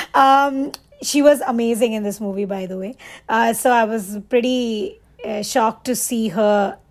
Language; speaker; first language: English; non-native, local second language; Bangla